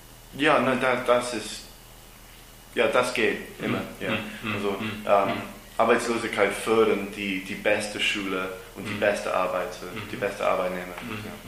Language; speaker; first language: German; non-native, learner; English